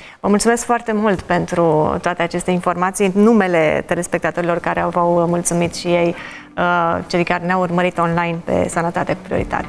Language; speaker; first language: Romanian; native; Romanian